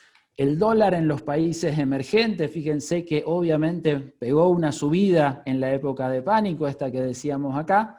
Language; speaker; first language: Spanish; native; Spanish